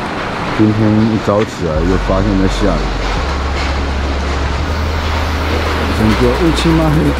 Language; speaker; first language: Chinese; native; Chinese